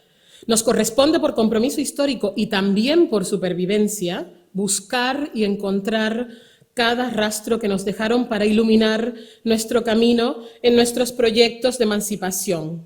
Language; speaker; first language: Spanish; native; Spanish